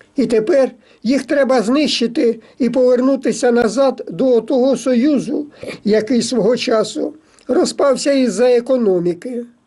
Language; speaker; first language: Ukrainian; native; Ukrainian